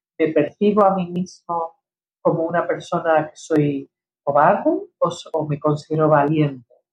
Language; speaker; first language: Spanish; early bilingual, heritage; Spanish